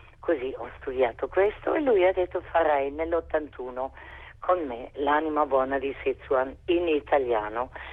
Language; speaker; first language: Italian; non-native, fluent; German